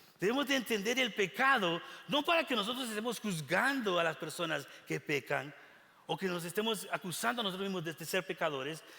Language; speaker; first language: Spanish; native; Spanish